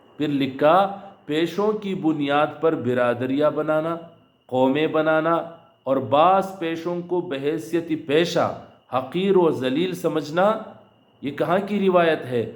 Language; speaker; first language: Urdu; non-native, local second language; Pashto